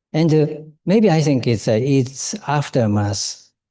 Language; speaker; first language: English; non-native, learner; Japanese